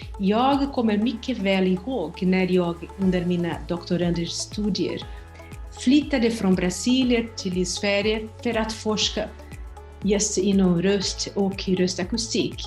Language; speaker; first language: Swedish; non-native, fluent; Portuguese